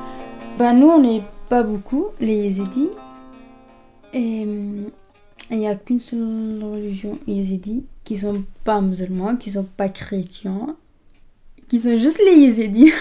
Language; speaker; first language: French; early bilingual, other home language; Kurdish